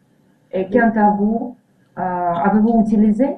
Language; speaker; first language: French; non-native, learner; Russian